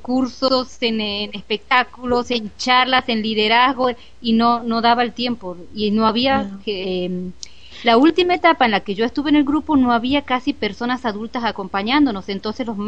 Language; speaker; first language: Spanish; native; Spanish